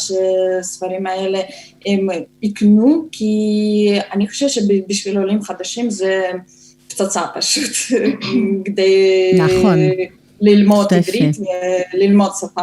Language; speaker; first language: Hebrew; non-native, fluent; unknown